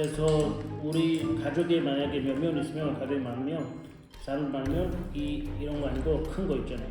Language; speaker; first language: Korean; non-native, learner; Tajik